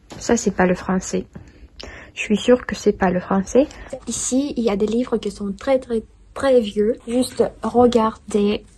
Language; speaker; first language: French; non-native, fluent; Russian